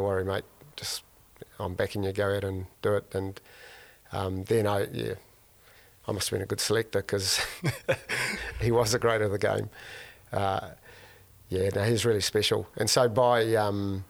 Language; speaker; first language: English; native; English